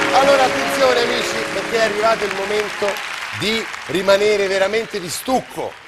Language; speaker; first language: Italian; native; Italian